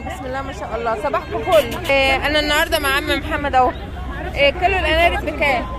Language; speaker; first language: Arabic; native; Arabic